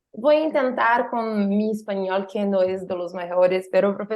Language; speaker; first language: Spanish; non-native, learner; Portuguese